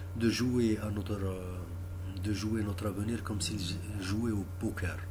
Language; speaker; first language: French; non-native, local second language; Arabic